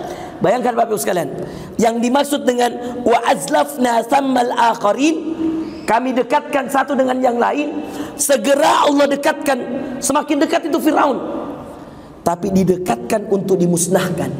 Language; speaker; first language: Indonesian; native; Indonesian